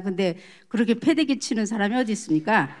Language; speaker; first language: Korean; native; Korean